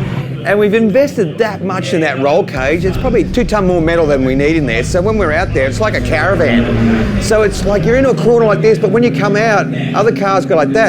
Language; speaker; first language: English; native; English